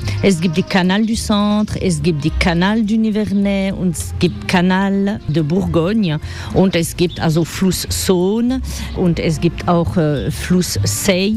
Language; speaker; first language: German; non-native, fluent; French